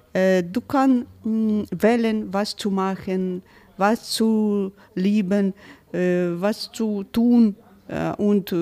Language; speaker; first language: German; non-native, learner; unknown